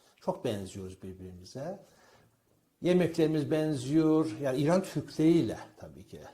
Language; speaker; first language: Turkish; non-native, fluent; Persian